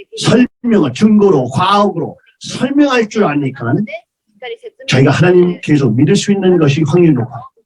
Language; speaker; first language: Korean; early bilingual, heritage; Korean